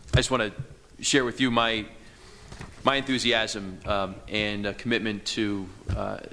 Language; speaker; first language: English; native; English